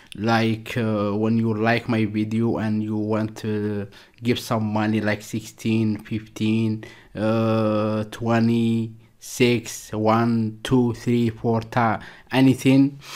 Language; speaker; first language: English; non-native, learner; Arabic